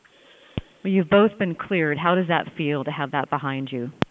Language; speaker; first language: English; native; English